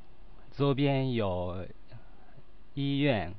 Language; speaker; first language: Chinese; non-native, learner; Japanese